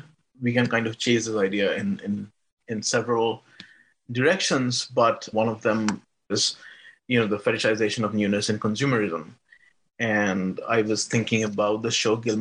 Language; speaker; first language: English; non-native, local second language; Bangla